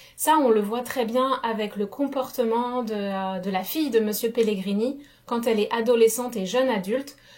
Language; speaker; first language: French; native; French